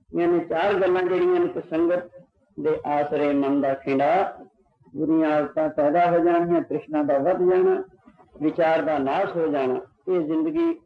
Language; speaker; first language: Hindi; non-native, local second language; Punjabi